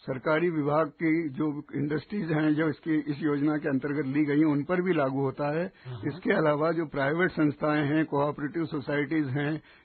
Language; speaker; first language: Hindi; native; Hindi